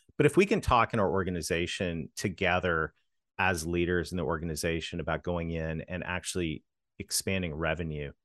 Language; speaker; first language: English; native; English